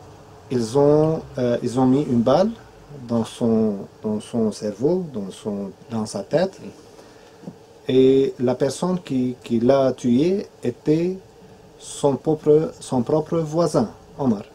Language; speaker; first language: French; non-native, fluent; Arabic